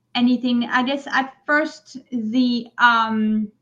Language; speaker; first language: English; non-native, fluent; French